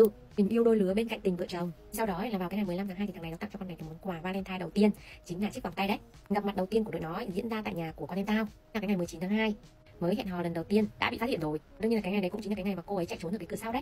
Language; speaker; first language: Vietnamese; native; Vietnamese